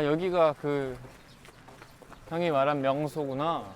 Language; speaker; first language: Korean; native; Korean